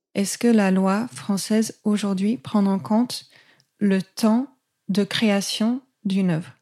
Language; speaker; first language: French; non-native, fluent; English